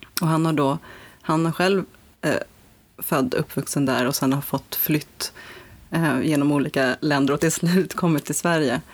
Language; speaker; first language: Swedish; native; Swedish